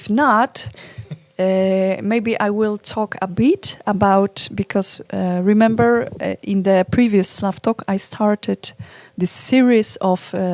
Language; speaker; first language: English; non-native, fluent; Polish